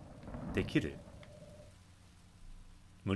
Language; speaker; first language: Japanese; non-native, fluent; English